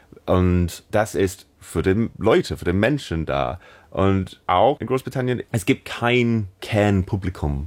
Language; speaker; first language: German; non-native, learner; English